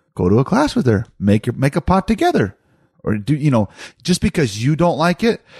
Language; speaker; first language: English; native; English